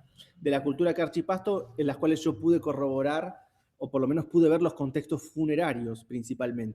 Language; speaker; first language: Spanish; native; Spanish